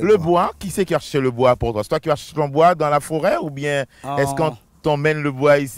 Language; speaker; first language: French; native; French